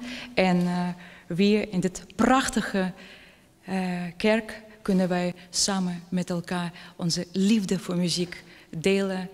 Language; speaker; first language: Dutch; non-native, fluent; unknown